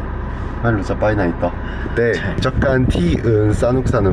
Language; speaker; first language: Thai; non-native, learner; Korean